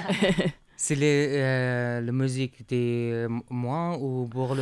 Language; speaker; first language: French; non-native, learner; Arabic